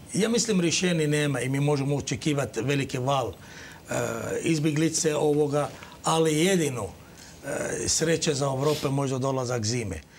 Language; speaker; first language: Croatian; non-native, fluent; Arabic